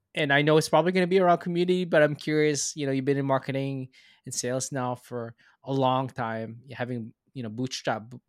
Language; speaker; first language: English; non-native, local second language; Filipino